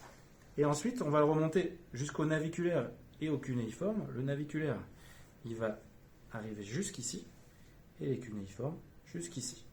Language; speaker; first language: French; native; French